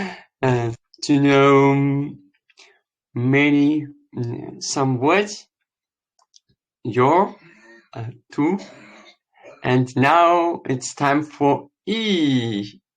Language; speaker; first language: English; non-native, learner; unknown